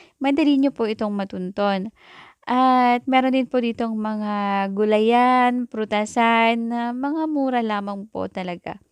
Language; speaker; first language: Filipino; native; Filipino